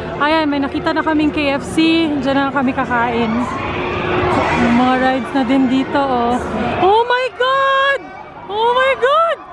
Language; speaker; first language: Filipino; non-native, local second language; Cebuano